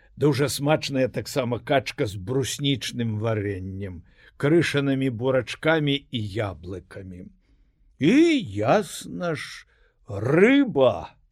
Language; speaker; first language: Belarusian; non-native, local second language; Russian